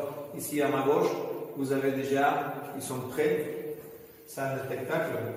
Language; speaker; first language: French; non-native, fluent; Spanish